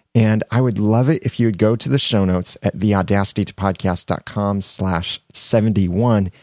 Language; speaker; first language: English; native; English